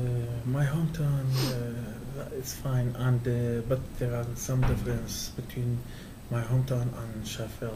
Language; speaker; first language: English; non-native, learner; Kurdish